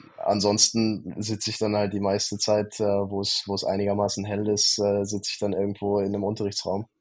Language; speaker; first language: German; native; German